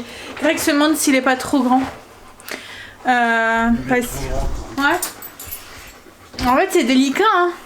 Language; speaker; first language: French; native; French